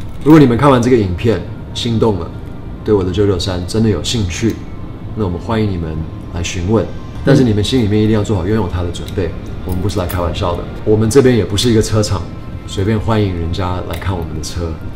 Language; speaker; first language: Chinese; early bilingual, heritage; Chinese